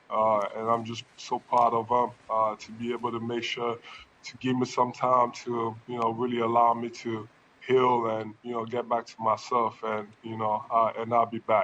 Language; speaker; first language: English; non-native, local second language; French